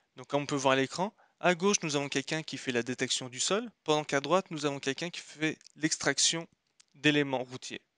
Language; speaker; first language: French; native; French